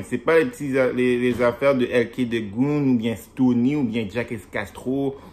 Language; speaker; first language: French; native; French